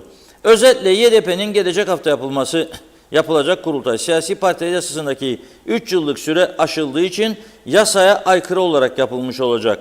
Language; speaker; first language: Turkish; native; Turkish